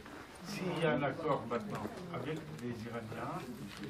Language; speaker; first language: French; non-native, fluent; Arabic